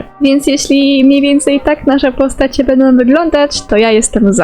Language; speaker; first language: Polish; native; Polish